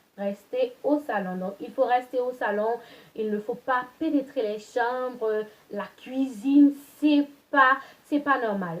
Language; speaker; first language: French; non-native, local second language; Haitian Creole